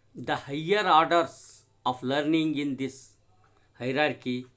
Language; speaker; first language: English; non-native, local second language; Kannada